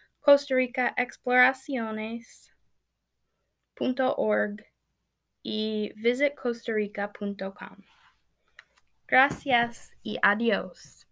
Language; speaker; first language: Spanish; non-native, learner; English